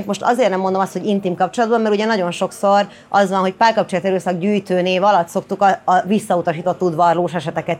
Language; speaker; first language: Hungarian; native; Hungarian